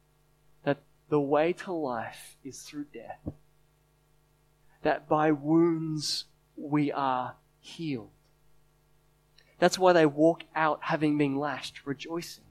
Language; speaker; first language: English; native; English